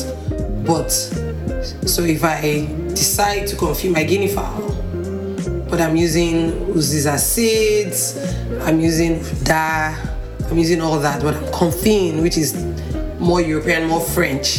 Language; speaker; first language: English; non-native, local second language; Igbo